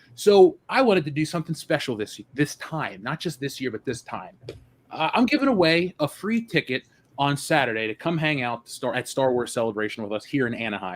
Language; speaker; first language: English; native; English